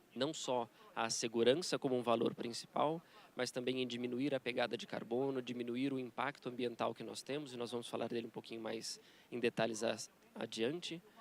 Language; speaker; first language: Portuguese; native; Portuguese